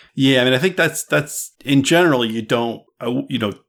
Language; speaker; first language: English; native; English